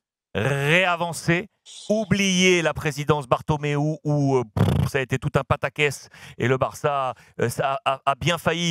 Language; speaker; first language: French; native; French